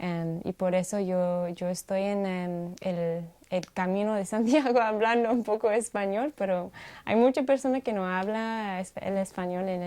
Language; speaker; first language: Spanish; non-native, learner; English